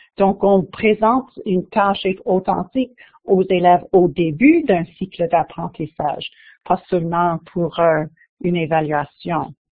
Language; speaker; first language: French; non-native, local second language; English